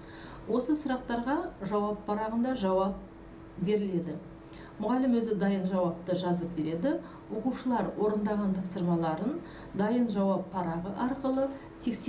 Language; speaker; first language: Kazakh; native; Kazakh